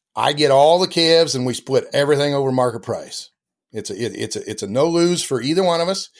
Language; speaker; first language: English; native; English